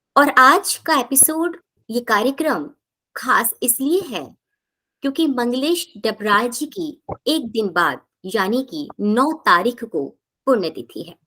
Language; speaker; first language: Hindi; native; Hindi